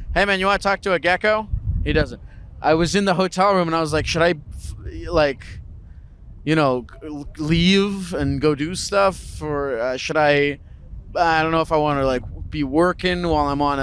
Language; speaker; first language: English; native; English